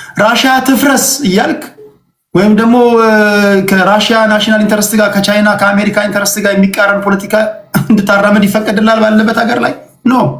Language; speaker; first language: Amharic; native; Amharic